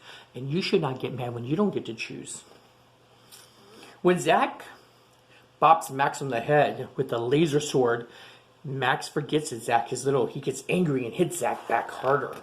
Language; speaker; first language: English; native; English